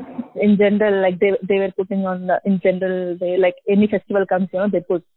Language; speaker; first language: English; non-native, local second language; Telugu